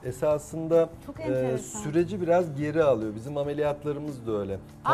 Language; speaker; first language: Turkish; native; Turkish